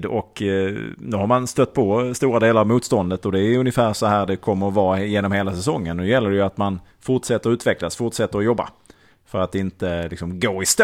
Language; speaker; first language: Swedish; native; Swedish